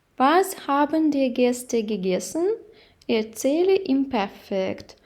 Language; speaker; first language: German; non-native, fluent; Ukrainian